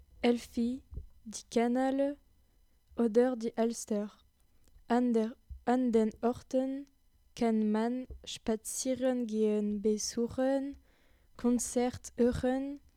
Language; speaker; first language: German; non-native, learner; French